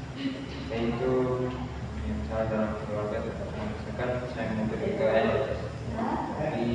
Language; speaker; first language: Indonesian; non-native, local second language; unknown